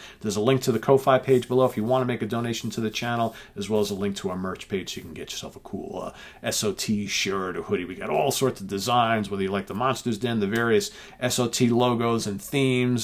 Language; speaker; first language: English; native; English